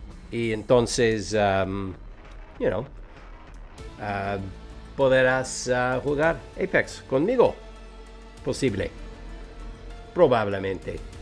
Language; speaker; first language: Spanish; non-native, learner; English